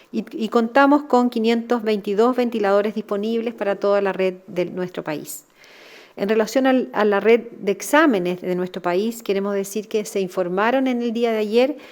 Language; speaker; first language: Spanish; native; Spanish